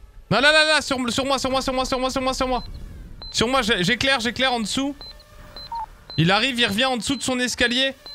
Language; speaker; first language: French; native; French